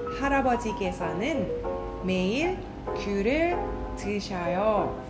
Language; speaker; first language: Korean; non-native, fluent; Thai